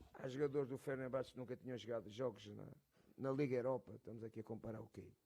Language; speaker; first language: Portuguese; native; Portuguese